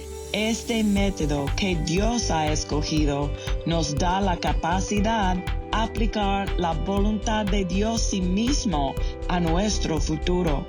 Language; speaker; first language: Spanish; non-native, fluent; English